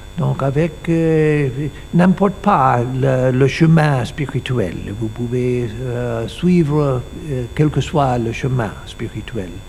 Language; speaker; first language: French; non-native, learner; English